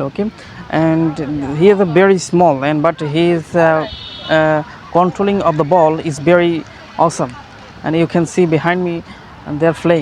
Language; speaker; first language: English; non-native, learner; Bangla